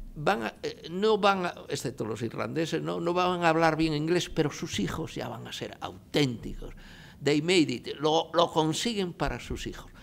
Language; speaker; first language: Spanish; native; Spanish